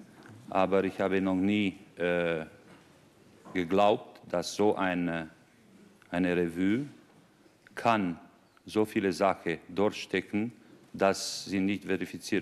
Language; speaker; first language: German; non-native, fluent; Romanian